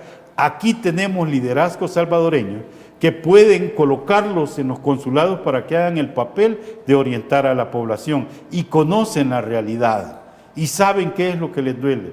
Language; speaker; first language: Spanish; native; Spanish